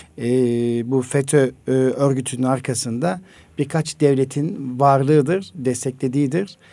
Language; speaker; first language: Turkish; native; Turkish